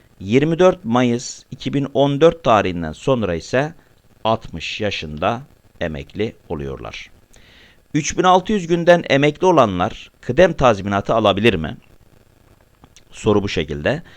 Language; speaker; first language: Turkish; native; Turkish